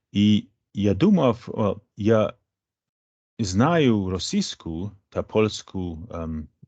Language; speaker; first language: Ukrainian; non-native, fluent; English